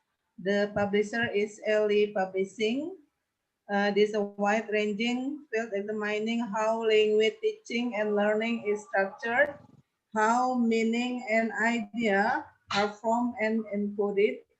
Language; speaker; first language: English; non-native, learner; Indonesian